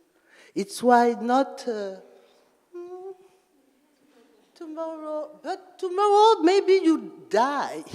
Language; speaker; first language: English; non-native, learner; French